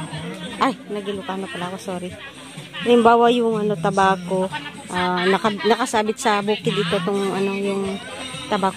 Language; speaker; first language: Filipino; non-native, local second language; Iloko